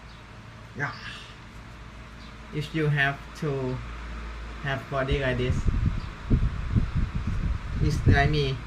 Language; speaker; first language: English; non-native, learner; Thai